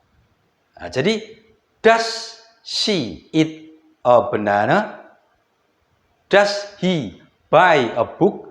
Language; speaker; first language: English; non-native, fluent; Indonesian